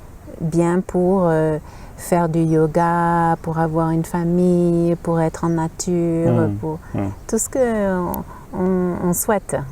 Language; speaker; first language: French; non-native, fluent; English